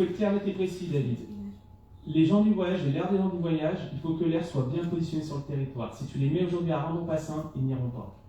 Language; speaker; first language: French; native; French